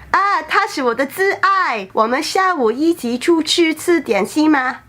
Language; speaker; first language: Chinese; non-native, learner; Cantonese